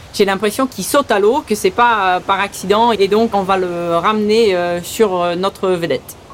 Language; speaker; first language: French; early bilingual, other home language; Dutch